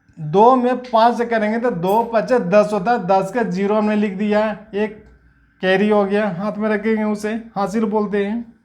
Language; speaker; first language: Hindi; native; Hindi